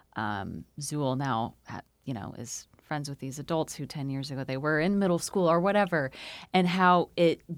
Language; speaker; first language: English; native; English